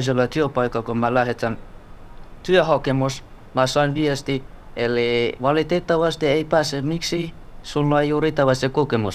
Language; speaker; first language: Finnish; non-native, learner; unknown